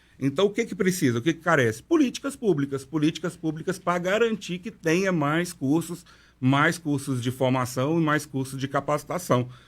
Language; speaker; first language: Portuguese; non-native, local second language; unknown